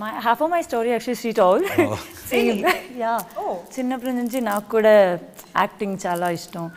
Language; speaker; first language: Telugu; non-native, learner; Malayalam